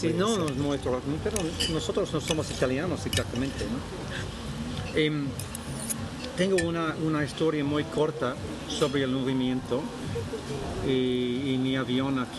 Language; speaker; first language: Spanish; non-native, fluent; English